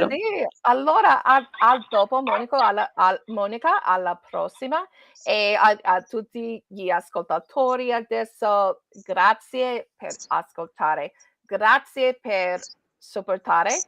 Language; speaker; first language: Italian; non-native, learner; English